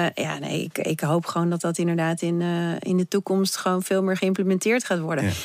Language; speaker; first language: Dutch; early bilingual, other home language; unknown